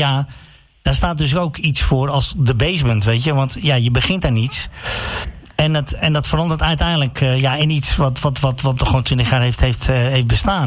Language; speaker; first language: Dutch; native; Dutch